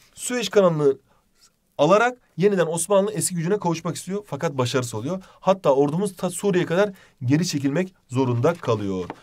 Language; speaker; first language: Turkish; native; Turkish